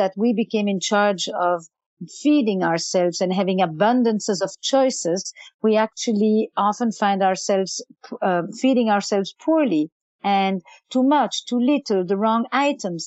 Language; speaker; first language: English; non-native, fluent; Yiddish